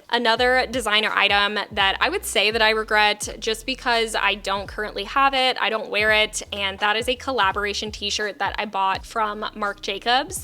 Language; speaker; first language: English; native; English